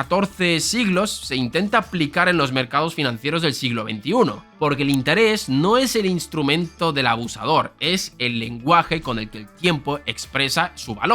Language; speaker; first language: Spanish; native; Spanish